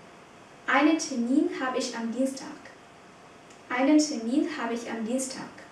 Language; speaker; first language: German; non-native, fluent; Vietnamese